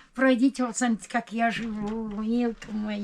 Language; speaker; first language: Russian; native; Russian